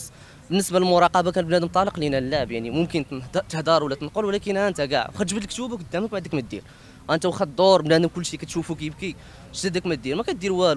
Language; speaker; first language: Arabic; native; Arabic